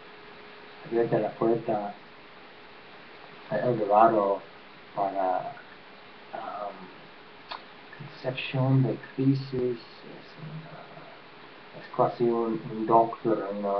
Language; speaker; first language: Spanish; non-native, learner; English